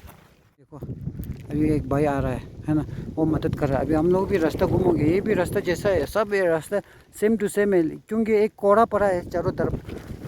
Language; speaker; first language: Hindi; non-native, local second language; Tibetan